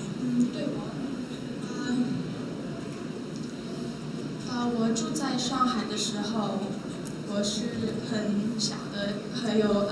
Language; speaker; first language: Chinese; non-native, learner; Korean